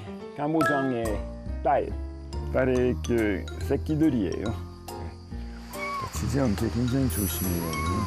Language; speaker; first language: Korean; non-native, fluent; French